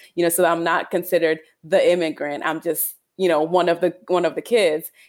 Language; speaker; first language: English; non-native, local second language; Yoruba